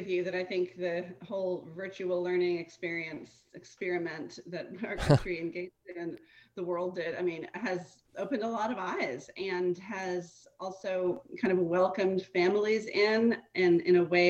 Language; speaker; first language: English; native; English